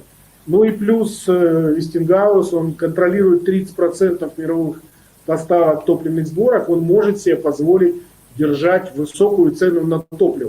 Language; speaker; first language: Russian; native; Russian